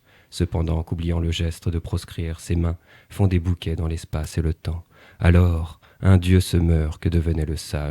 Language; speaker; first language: French; native; French